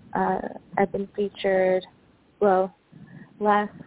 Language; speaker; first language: English; early bilingual, other home language; Spanish